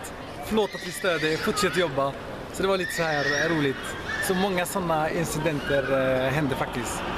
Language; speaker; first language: Swedish; early bilingual, other home language; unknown